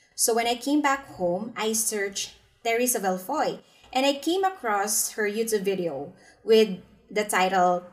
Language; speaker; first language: English; non-native, local second language; Filipino